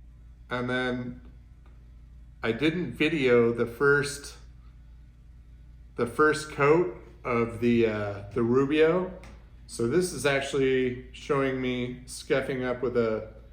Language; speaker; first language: English; native; English